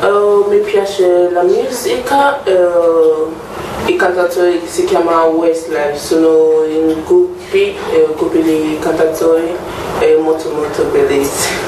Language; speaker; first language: Italian; non-native, learner; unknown